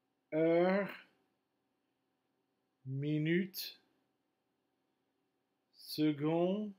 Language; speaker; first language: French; non-native, fluent; English